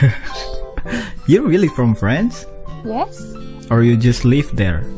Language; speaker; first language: English; non-native, fluent; Indonesian